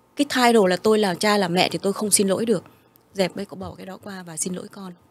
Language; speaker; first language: Vietnamese; early bilingual, heritage; Vietnamese